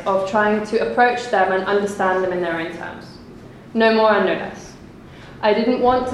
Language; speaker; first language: English; native; English